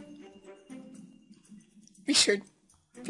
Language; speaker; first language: German; native; German